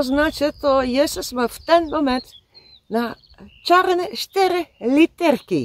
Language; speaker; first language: Polish; non-native, learner; Dutch